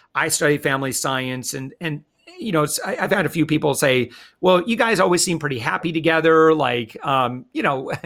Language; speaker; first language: English; native; English